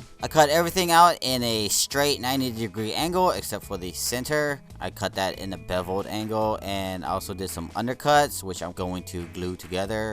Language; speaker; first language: English; native; English